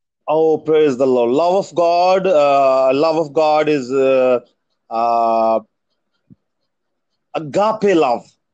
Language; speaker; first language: English; non-native, local second language; Punjabi